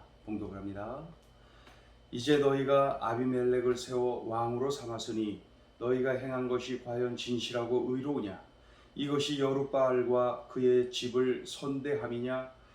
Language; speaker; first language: Korean; native; Korean